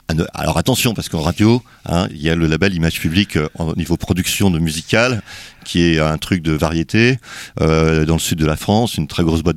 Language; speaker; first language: French; native; French